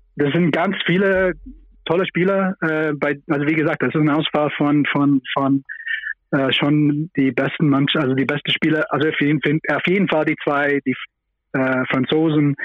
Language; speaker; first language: German; non-native, fluent; English